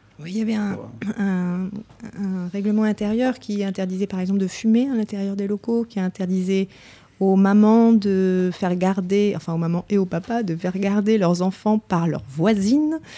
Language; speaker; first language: French; native; French